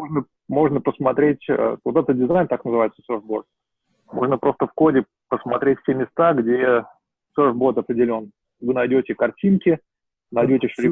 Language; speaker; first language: Russian; native; Russian